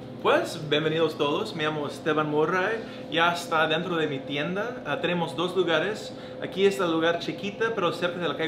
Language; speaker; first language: Spanish; non-native, learner; English